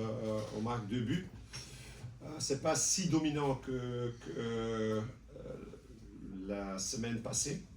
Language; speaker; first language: French; non-native, local second language; Dutch